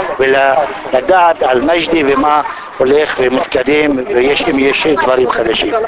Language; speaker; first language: Hebrew; non-native, local second language; Arabic